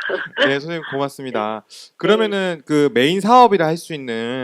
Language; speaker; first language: Korean; native; Korean